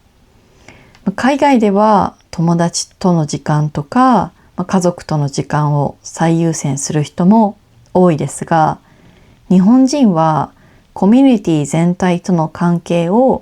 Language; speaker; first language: Japanese; native; Japanese